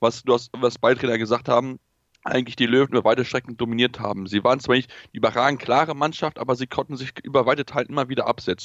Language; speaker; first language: German; native; German